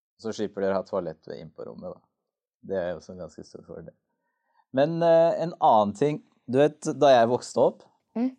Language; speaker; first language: Norwegian; native; Norwegian